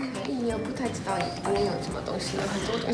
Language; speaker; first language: Chinese; non-native, learner; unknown